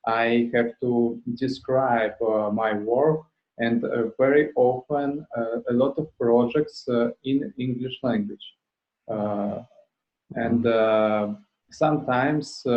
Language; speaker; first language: English; non-native, learner; Russian